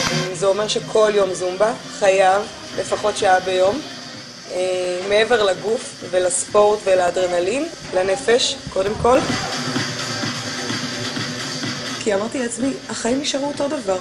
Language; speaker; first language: Hebrew; native; Hebrew